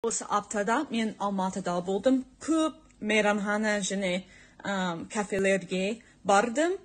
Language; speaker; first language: Kazakh; non-native, learner; English